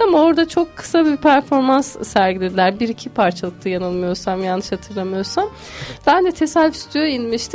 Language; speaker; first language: Turkish; native; Turkish